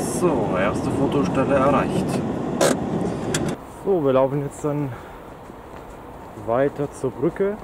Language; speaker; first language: German; native; German